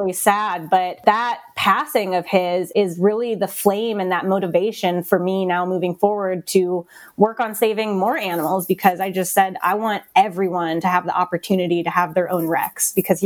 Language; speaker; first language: English; native; English